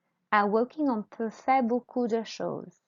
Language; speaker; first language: French; non-native, fluent; English